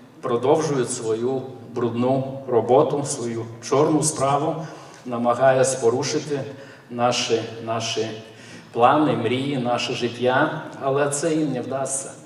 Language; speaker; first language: Ukrainian; non-native, fluent; Lithuanian